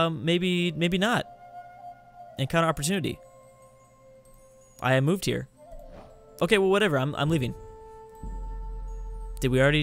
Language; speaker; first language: English; native; English